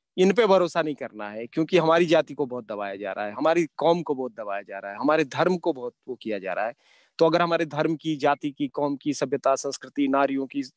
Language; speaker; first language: Hindi; native; Hindi